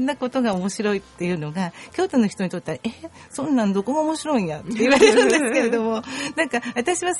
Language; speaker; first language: Japanese; native; Japanese